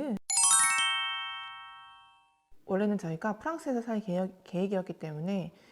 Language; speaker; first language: Korean; native; Korean